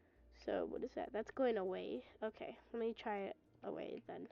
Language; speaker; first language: English; native; English